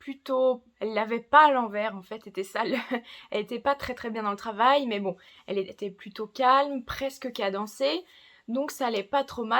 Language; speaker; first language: French; native; French